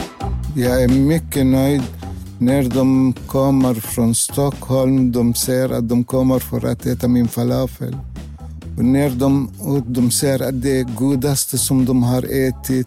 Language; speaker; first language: Swedish; non-native, learner; Arabic